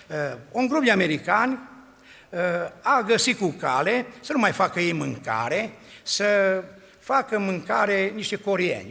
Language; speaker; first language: Romanian; native; Romanian